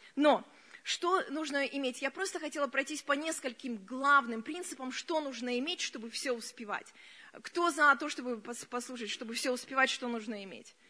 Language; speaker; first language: Russian; early bilingual, other home language; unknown